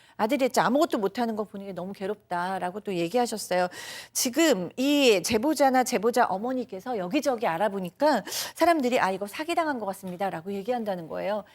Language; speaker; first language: Korean; native; Korean